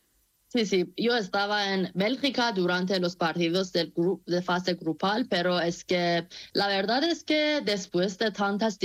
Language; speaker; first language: Spanish; non-native, fluent; Persian